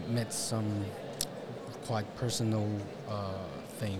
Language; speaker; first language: English; non-native, fluent; Chinese